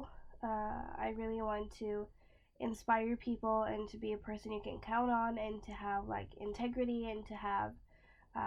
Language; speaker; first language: English; non-native, fluent; Swedish